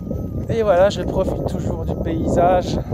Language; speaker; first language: French; native; French